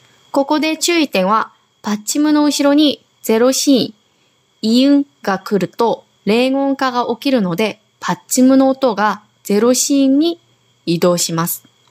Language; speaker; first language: Japanese; non-native, fluent; Korean